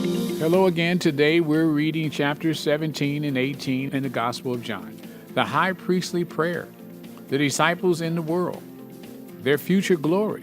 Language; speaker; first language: English; native; English